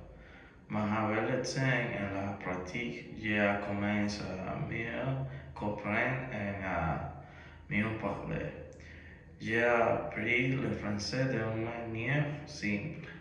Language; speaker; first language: French; non-native, learner; Spanish